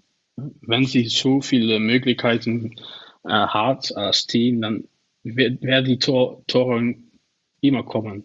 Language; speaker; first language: German; non-native, learner; Dutch